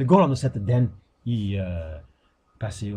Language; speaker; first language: Norwegian; non-native, fluent; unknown